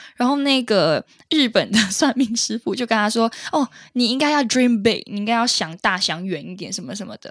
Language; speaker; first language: Chinese; native; Chinese